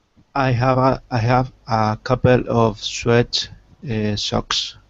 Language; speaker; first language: English; non-native, learner; Spanish